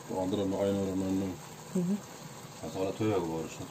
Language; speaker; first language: German; non-native, learner; Turkish